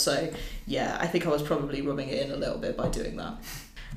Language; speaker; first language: English; native; English